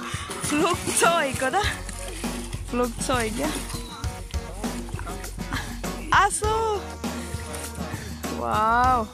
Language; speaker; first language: German; non-native, learner; Filipino